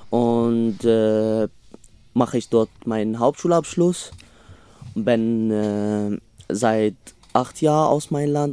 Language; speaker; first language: German; non-native, learner; Arabic